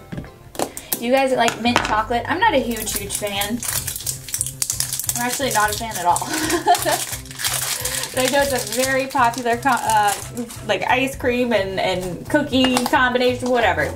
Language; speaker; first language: English; native; English